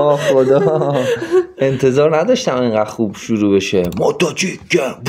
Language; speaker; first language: Persian; native; Persian